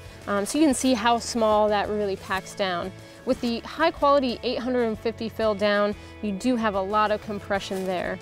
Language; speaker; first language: English; native; English